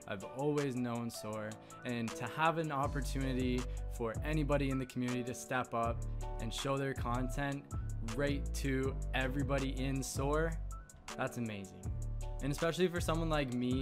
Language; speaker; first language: English; native; English